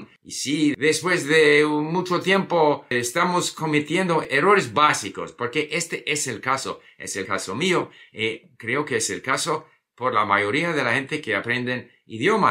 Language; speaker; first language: Spanish; non-native, fluent; English